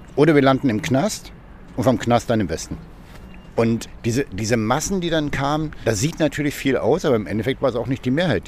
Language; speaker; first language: German; native; German